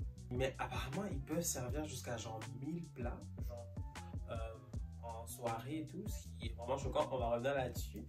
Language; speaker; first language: French; native; French